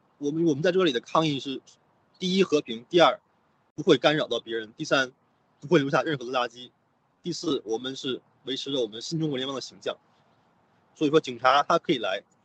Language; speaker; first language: Chinese; non-native, local second language; Korean